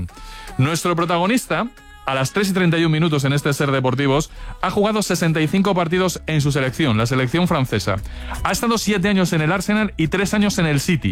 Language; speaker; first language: Spanish; native; Spanish